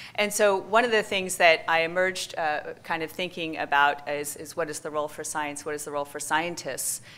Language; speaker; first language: English; native; English